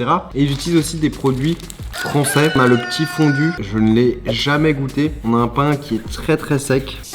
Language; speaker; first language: French; native; French